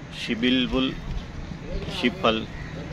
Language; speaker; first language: Korean; non-native, learner; Punjabi